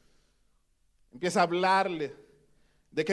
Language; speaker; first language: Spanish; native; Spanish